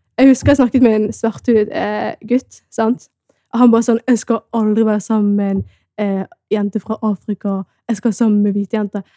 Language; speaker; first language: Norwegian; early bilingual, other home language; Amharic